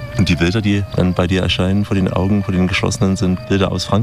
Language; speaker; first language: German; native; German